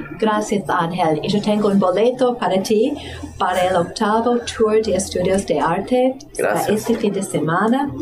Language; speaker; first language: Spanish; non-native, fluent; English